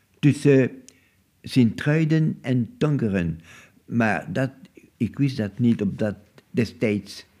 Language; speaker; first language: Dutch; non-native, local second language; French